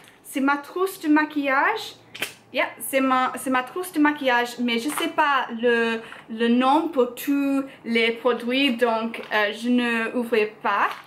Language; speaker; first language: French; non-native, learner; English